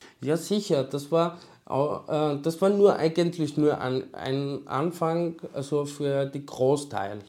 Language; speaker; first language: German; non-native, learner; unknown